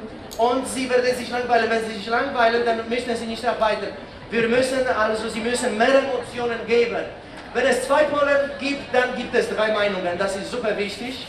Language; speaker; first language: German; non-native, fluent; Polish